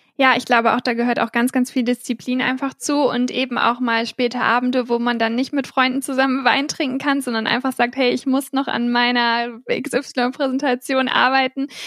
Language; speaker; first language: German; native; German